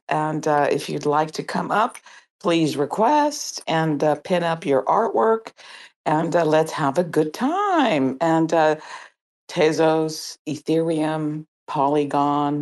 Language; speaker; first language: English; early bilingual, other home language; Persian